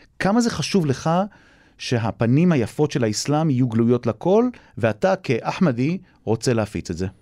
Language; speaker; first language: Hebrew; native; Hebrew